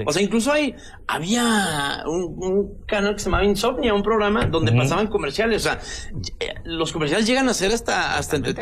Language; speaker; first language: Spanish; native; Spanish